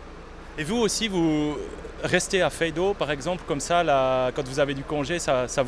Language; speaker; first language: French; native; French